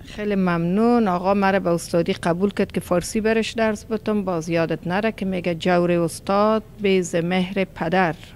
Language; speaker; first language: Persian; native; Persian